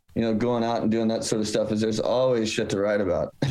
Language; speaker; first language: English; native; English